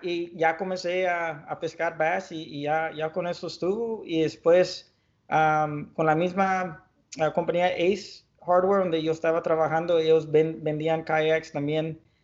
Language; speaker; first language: Spanish; early bilingual, heritage; Spanish